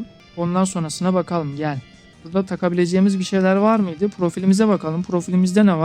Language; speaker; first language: Turkish; native; Turkish